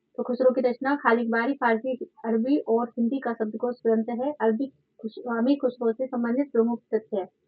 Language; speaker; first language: Hindi; native; Hindi